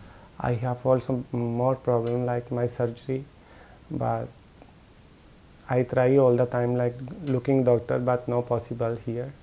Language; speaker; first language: English; non-native, learner; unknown